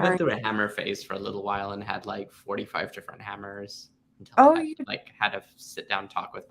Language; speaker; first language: English; native; English